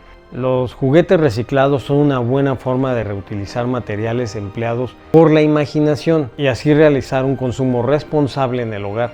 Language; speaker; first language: Spanish; native; Spanish